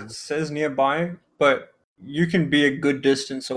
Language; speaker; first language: English; non-native, local second language; Afrikaans